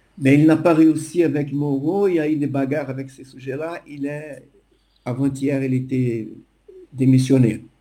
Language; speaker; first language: French; non-native, fluent; Portuguese